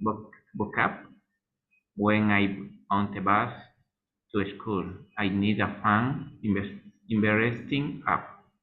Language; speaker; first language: English; non-native, learner; Spanish